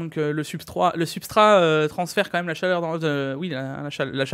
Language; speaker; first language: French; native; French